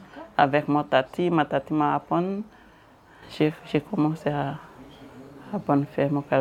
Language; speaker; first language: French; non-native, learner; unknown